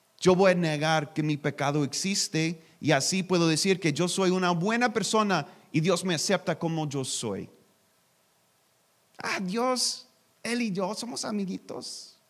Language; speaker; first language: Spanish; non-native, learner; English